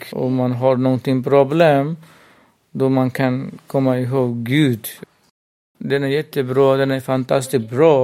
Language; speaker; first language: Swedish; non-native, local second language; Burmese